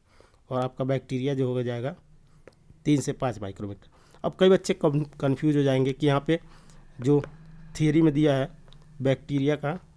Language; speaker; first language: Hindi; native; Hindi